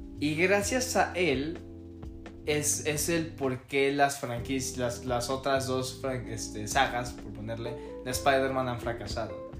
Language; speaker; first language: Spanish; native; Spanish